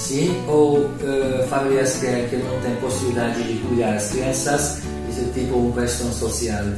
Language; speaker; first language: Portuguese; non-native, learner; Hungarian